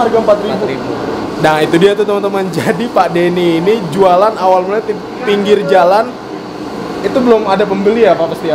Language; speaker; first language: Indonesian; native; Indonesian